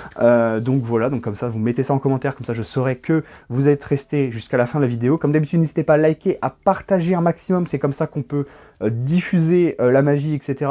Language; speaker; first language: French; native; French